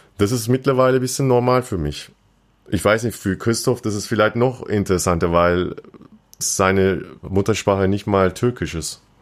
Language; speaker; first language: German; non-native, fluent; Turkish